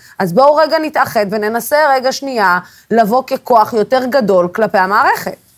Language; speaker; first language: Hebrew; non-native, local second language; Arabic